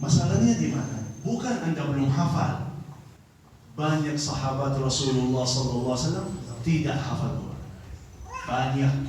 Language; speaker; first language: Indonesian; non-native, fluent; Arabic